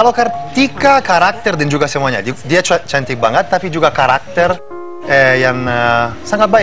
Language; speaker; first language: Indonesian; non-native, fluent; Italian